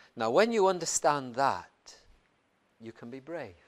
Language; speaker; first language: English; native; English